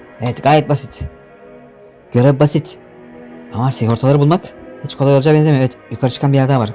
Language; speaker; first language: Turkish; native; Turkish